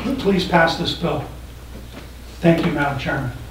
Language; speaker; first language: English; native; English